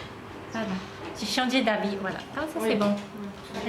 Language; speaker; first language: French; non-native, fluent; Japanese